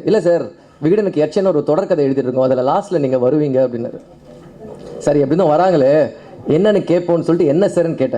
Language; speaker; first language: Tamil; native; Tamil